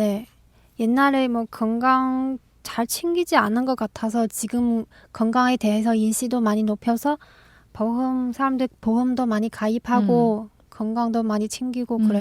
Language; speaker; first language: Korean; non-native, fluent; Chinese